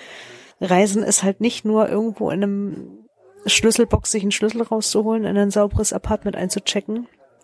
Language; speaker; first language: German; native; German